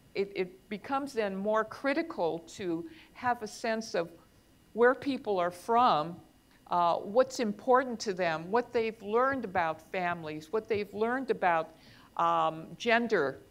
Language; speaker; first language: English; native; English